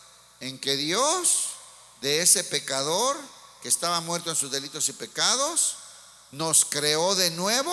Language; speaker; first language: Spanish; native; Spanish